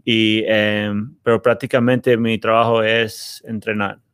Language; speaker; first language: Spanish; early bilingual, heritage; Spanish